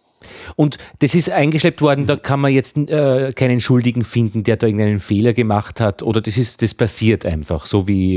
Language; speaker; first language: German; native; German